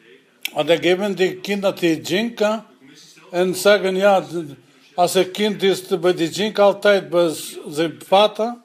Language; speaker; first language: Dutch; non-native, learner; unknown